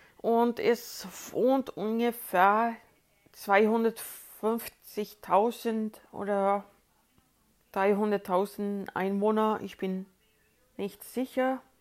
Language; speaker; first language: German; non-native, fluent; Swedish